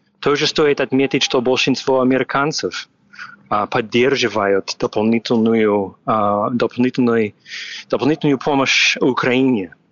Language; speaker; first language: Russian; non-native, fluent; English